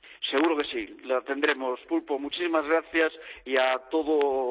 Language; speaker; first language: Spanish; native; Spanish